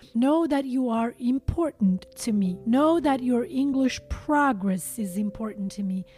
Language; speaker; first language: English; non-native, fluent; Albanian